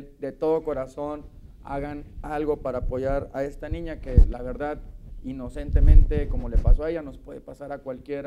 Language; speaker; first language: Spanish; native; Spanish